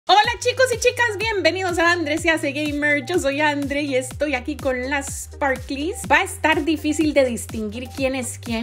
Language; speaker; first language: Spanish; native; Spanish